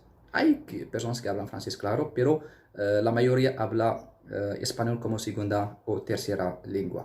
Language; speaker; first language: Spanish; non-native, fluent; Arabic